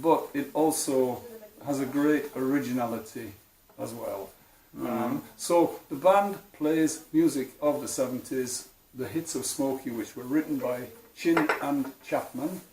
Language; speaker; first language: English; non-native, fluent; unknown